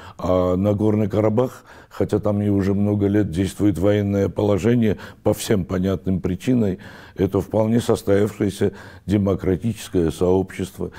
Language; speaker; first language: Russian; non-native, local second language; Armenian